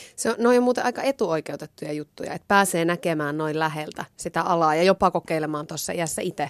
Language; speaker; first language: Finnish; native; Finnish